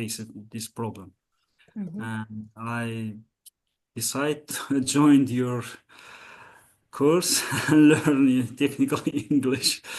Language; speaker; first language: English; non-native, learner; Azerbaijani